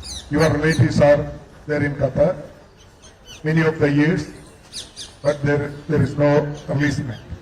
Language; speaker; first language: English; non-native, local second language; Malayalam